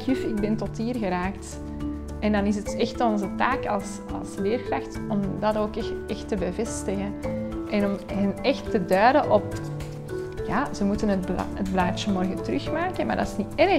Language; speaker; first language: Dutch; native; Dutch